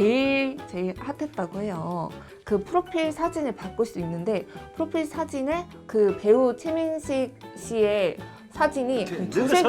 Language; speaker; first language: Korean; non-native, fluent; Mongolian